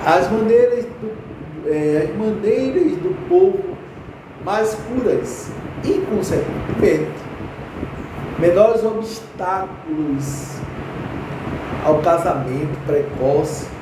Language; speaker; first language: Portuguese; native; Portuguese